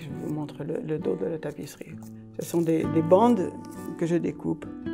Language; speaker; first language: French; non-native, fluent; Hungarian